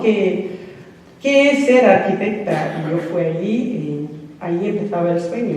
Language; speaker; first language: Spanish; non-native, fluent; English